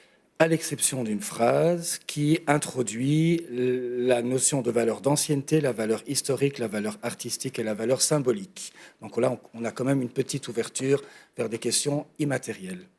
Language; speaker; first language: French; native; French